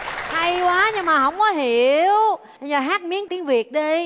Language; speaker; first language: Vietnamese; native; Vietnamese